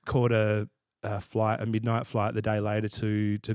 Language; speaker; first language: English; native; English